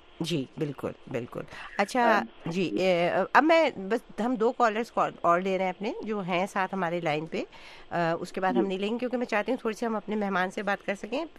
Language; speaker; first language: Urdu; native; Urdu